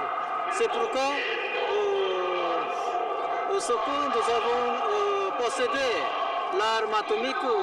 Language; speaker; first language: French; non-native, fluent; Korean